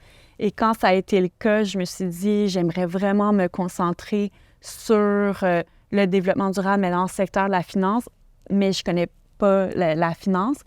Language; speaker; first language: French; native; French